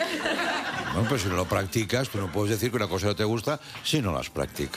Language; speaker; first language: Spanish; native; Spanish